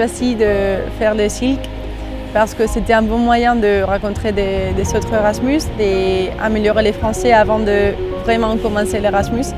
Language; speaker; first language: French; non-native, learner; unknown